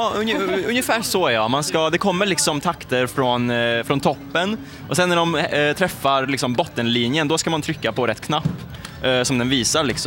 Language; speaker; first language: Swedish; native; Swedish